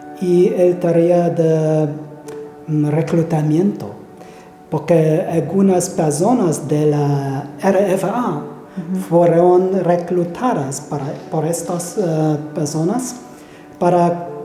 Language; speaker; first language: Spanish; non-native, fluent; German